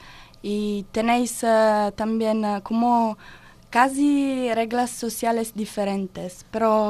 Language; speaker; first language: Spanish; non-native, learner; Italian